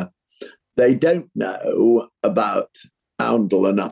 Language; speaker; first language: English; native; English